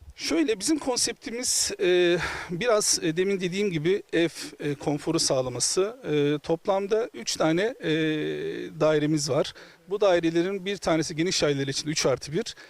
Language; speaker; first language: Turkish; native; Turkish